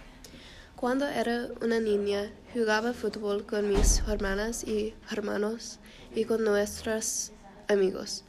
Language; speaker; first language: Spanish; non-native, learner; English